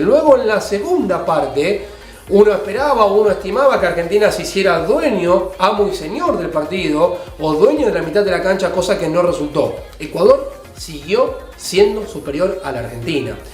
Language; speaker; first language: Spanish; native; Spanish